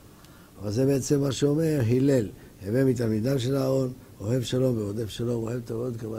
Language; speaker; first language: Hebrew; native; Hebrew